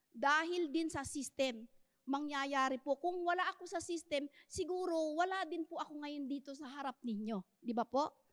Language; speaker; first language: Filipino; native; Filipino